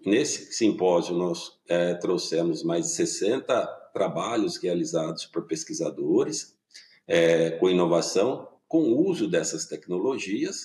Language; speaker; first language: Portuguese; native; Portuguese